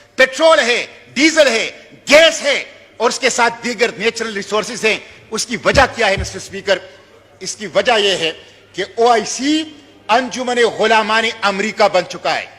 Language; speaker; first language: Urdu; non-native, local second language; Pashto